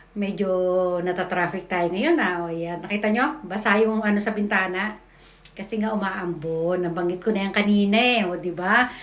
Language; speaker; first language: Filipino; native; Filipino